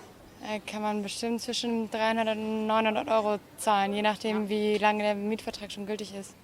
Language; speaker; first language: German; native; German